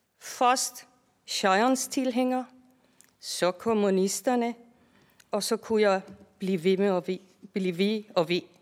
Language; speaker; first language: Danish; non-native, fluent; Persian